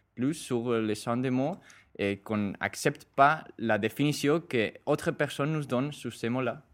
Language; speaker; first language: French; non-native, fluent; Spanish